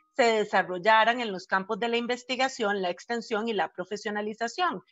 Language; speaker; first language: Spanish; native; Spanish